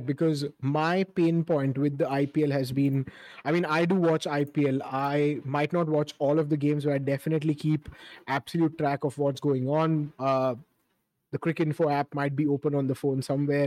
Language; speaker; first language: English; non-native, local second language; Hindi